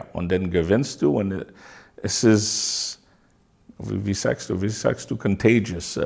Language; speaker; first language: German; non-native, fluent; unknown